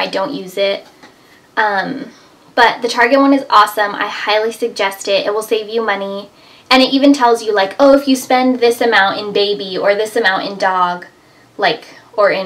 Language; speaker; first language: English; native; English